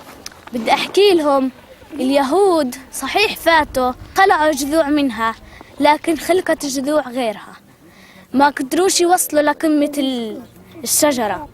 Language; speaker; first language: Arabic; native; Arabic